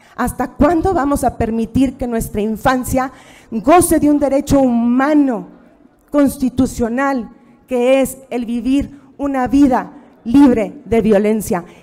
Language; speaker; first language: Spanish; native; Spanish